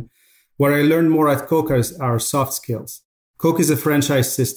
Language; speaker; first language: English; non-native, fluent; Arabic